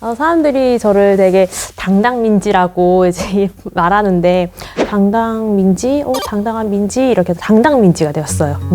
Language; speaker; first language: Korean; native; Korean